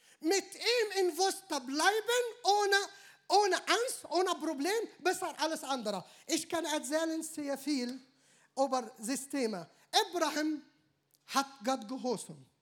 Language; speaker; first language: German; non-native, learner; Arabic